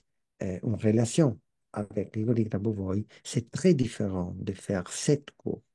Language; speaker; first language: French; non-native, learner; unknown